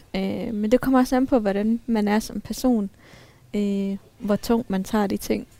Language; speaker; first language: Danish; native; Danish